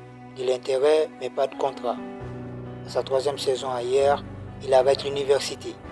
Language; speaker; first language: French; native; French